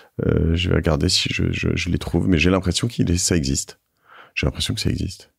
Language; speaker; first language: French; native; French